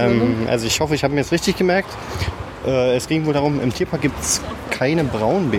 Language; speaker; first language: German; native; German